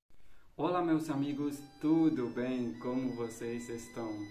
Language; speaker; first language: Portuguese; non-native, fluent; Romanian